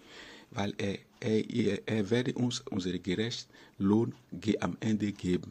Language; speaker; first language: German; non-native, fluent; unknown